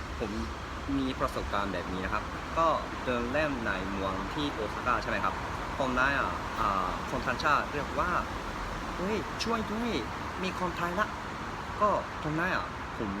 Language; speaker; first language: Thai; non-native, learner; Japanese